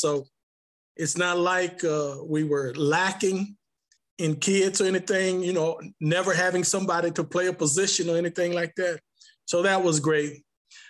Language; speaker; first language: English; native; English